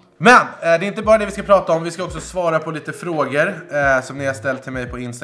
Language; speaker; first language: Swedish; native; Swedish